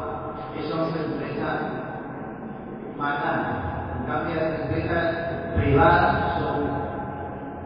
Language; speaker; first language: Spanish; non-native, learner; Chinese